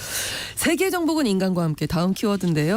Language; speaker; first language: Korean; native; Korean